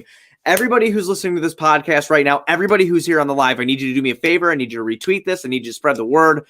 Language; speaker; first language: English; native; English